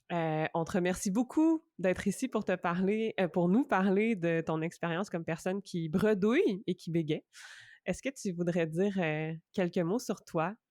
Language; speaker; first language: French; native; French